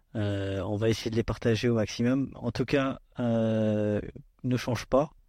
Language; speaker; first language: French; native; French